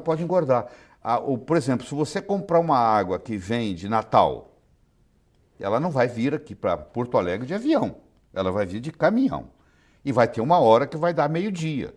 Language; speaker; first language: Portuguese; native; Portuguese